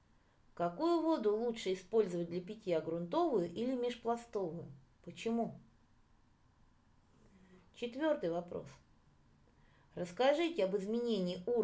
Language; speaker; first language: Russian; native; Russian